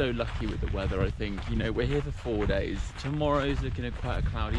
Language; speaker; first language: English; native; English